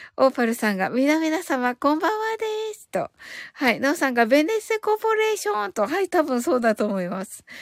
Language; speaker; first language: Japanese; native; Japanese